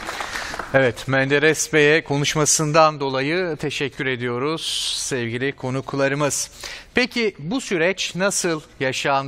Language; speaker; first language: Turkish; native; Turkish